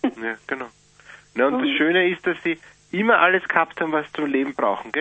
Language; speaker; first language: German; native; German